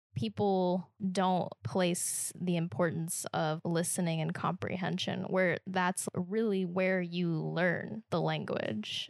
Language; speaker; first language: English; native; English